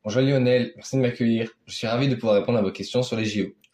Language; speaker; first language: French; native; French